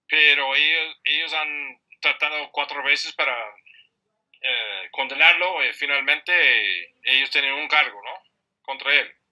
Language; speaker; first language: Spanish; non-native, fluent; English